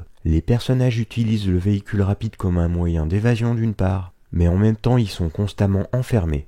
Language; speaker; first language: French; native; French